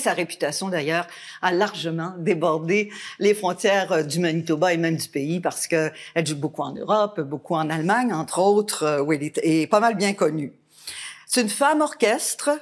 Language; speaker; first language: French; native; French